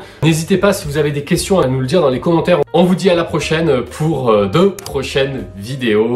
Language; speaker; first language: French; native; French